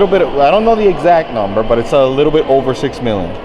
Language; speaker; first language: English; non-native, local second language; Spanish